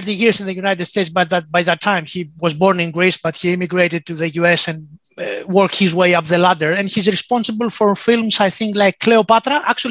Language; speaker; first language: English; non-native, fluent; Greek